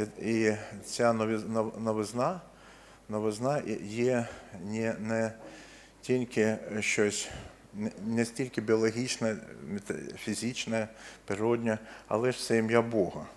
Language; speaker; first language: Ukrainian; non-native, local second language; Russian